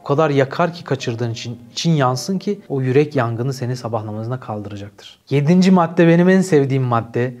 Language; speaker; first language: Turkish; native; Turkish